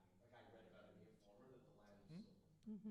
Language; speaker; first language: English; native; English